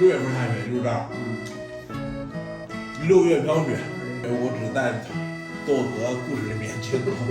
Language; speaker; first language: Chinese; native; Chinese